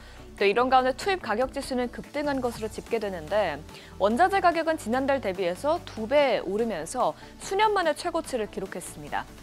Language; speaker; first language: Korean; native; Korean